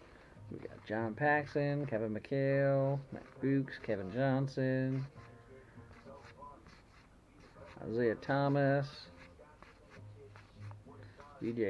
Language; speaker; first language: English; native; English